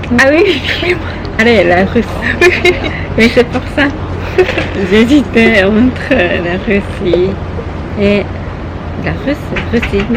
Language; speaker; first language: French; non-native, learner; Japanese